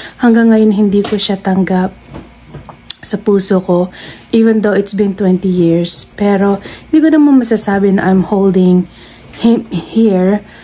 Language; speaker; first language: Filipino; non-native, local second language; Iloko